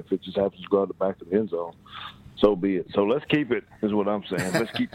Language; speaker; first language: English; native; English